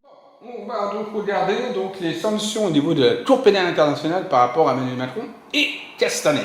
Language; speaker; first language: French; native; French